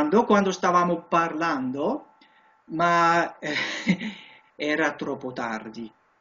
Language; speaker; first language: Italian; non-native, learner; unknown